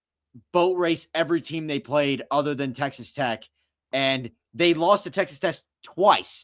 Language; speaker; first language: English; native; English